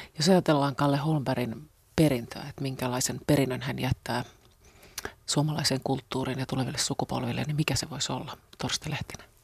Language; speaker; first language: Finnish; native; Finnish